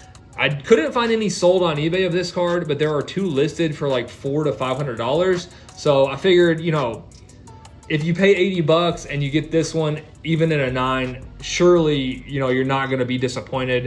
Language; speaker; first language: English; native; English